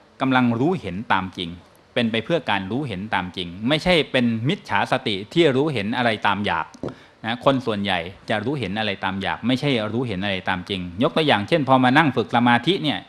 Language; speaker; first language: Thai; native; Thai